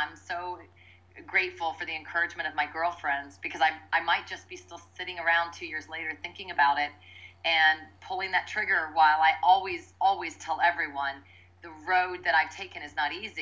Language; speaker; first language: English; native; English